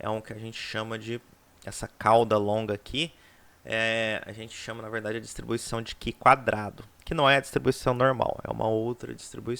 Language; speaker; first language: Portuguese; native; Portuguese